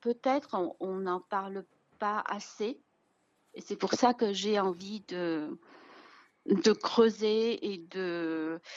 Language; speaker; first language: French; non-native, fluent; Chinese